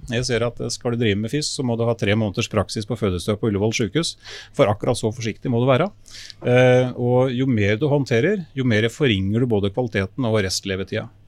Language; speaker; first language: Norwegian; native; Norwegian